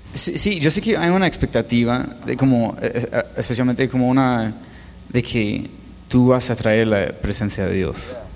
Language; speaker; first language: Spanish; non-native, fluent; English